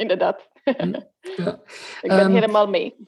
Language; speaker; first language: Dutch; non-native, fluent; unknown